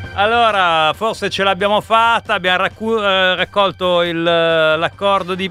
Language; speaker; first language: Italian; native; Italian